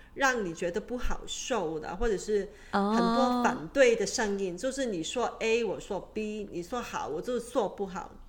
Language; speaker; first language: Chinese; non-native, local second language; Cantonese